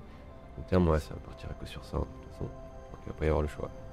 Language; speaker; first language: French; native; French